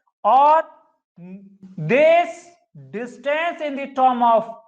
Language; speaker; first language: English; non-native, local second language; Hindi